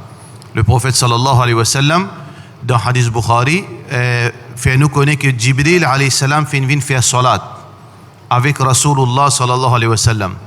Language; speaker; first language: French; non-native, learner; Morisyen